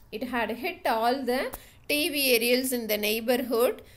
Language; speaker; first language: English; non-native, local second language; Tamil